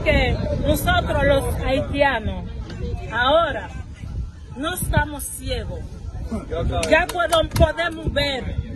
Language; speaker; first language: Spanish; non-native, fluent; Haitian Creole